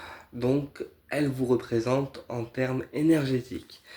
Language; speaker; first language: French; native; French